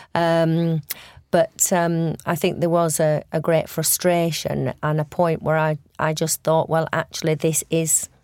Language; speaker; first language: English; native; English